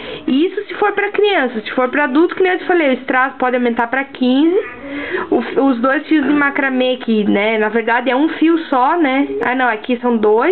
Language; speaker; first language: Portuguese; native; Portuguese